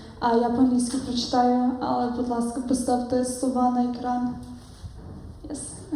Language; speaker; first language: Ukrainian; early bilingual, heritage; Ukrainian